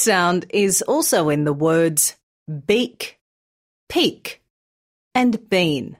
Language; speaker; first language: English; native; English